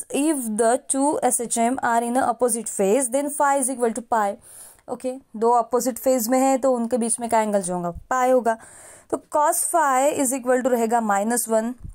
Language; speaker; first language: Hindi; non-native, local second language; Marathi